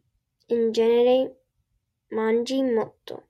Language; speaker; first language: Italian; non-native, learner; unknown